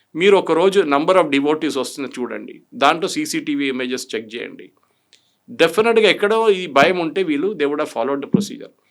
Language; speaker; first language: Telugu; non-native, fluent; Malayalam